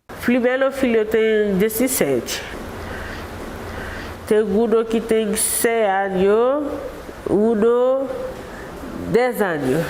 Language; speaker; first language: Portuguese; non-native, learner; Haitian Creole